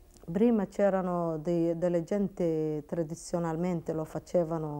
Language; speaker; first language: Italian; non-native, learner; Somali